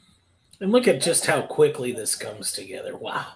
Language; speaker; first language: English; native; English